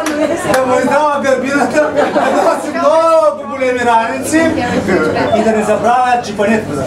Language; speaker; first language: Bulgarian; native; Bulgarian